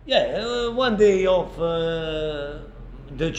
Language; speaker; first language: English; non-native, learner; Italian